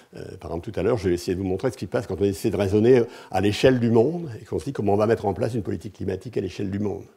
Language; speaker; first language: French; native; French